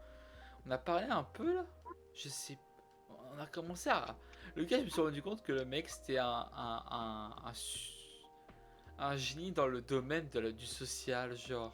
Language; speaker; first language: French; native; French